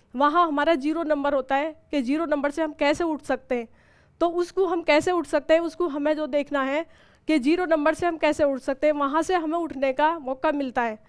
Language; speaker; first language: Hindi; native; Hindi